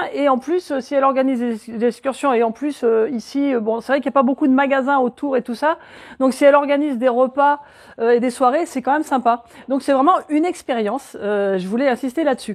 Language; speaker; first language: French; native; French